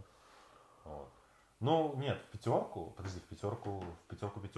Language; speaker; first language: Russian; native; Russian